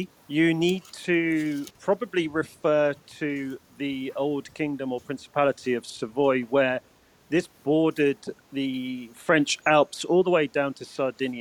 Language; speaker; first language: English; native; English